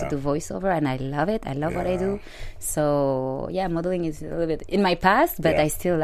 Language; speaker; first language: English; non-native, fluent; French